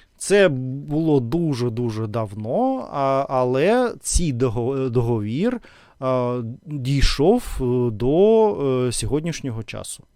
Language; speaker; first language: Ukrainian; non-native, fluent; Russian